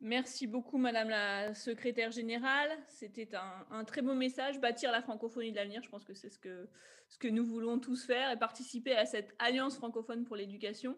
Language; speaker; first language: French; native; French